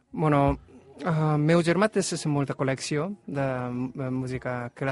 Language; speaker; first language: Catalan; non-native, learner; Korean